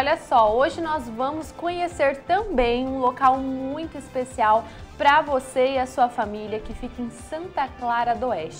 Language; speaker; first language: Portuguese; native; Portuguese